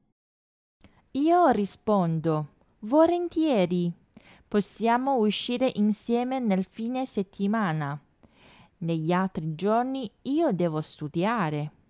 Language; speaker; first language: Italian; non-native, fluent; Chinese